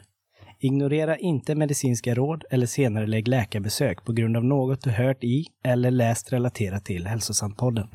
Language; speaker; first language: Swedish; native; Swedish